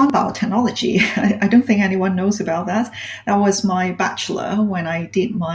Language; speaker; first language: English; non-native, local second language; Cantonese